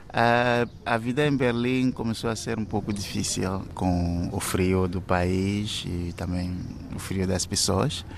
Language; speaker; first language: Portuguese; non-native, fluent; Ewe